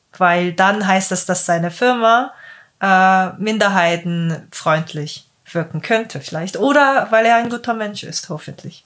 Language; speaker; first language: German; non-native, fluent; Korean